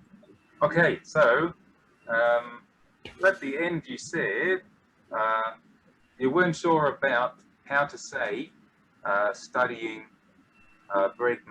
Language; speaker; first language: English; non-native, fluent; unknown